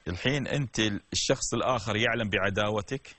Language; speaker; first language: Arabic; native; Arabic